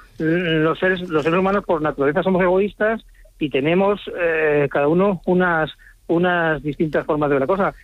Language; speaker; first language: Spanish; native; Spanish